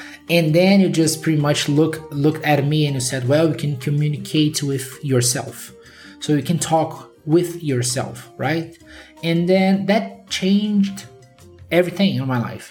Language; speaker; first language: English; non-native, fluent; Portuguese